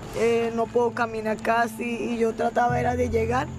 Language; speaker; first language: Spanish; native; Spanish